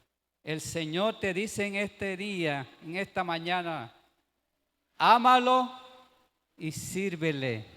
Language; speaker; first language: Spanish; native; Spanish